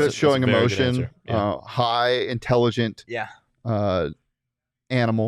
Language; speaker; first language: English; native; English